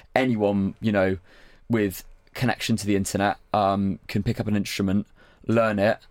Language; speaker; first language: English; native; English